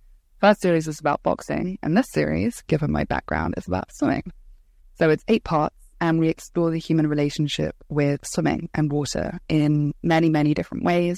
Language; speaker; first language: English; native; English